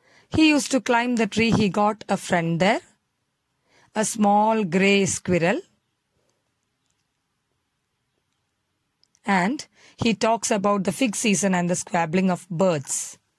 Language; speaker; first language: English; non-native, local second language; Malayalam